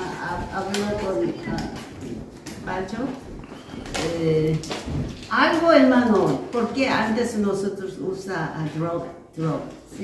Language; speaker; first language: Spanish; non-native, learner; Korean